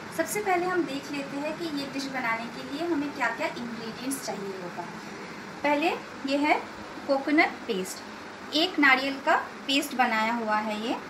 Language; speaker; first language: Hindi; non-native, local second language; Bangla